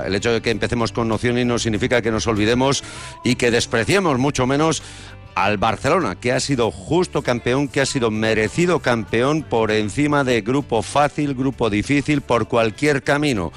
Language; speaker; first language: Spanish; native; Spanish